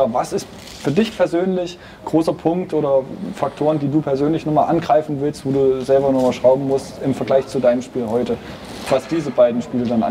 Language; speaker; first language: German; native; German